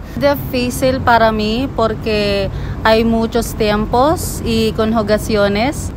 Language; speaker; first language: Spanish; non-native, learner; Filipino